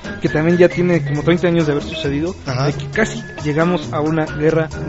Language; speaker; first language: Spanish; native; Spanish